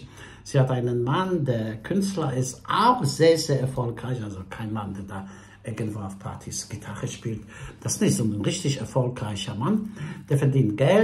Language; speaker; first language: German; non-native, fluent; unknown